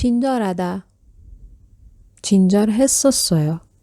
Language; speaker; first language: Korean; non-native, fluent; Persian